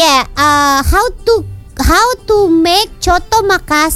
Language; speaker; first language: English; non-native, learner; Indonesian